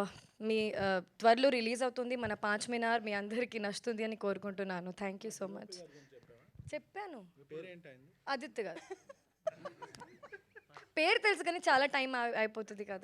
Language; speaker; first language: Telugu; non-native, fluent; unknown